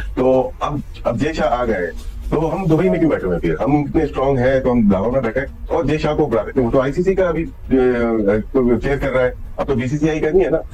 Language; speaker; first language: Urdu; native; Urdu